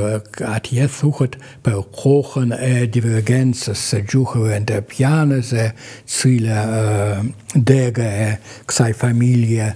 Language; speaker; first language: Albanian; non-native, fluent; Russian